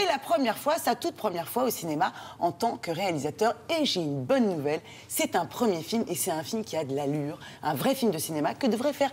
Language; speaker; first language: French; native; French